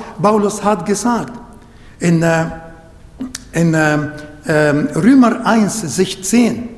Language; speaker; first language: German; non-native, fluent; Arabic